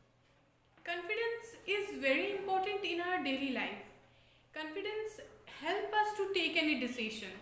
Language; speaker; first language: English; non-native, local second language; Bangla